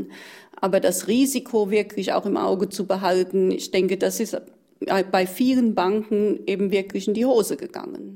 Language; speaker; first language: German; native; German